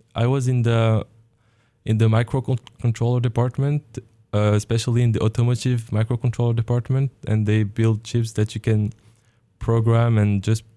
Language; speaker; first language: English; non-native, fluent; Arabic